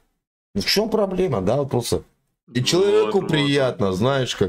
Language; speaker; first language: Russian; native; Russian